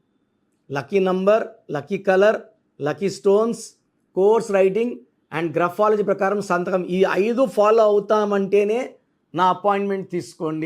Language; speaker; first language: Telugu; native; Telugu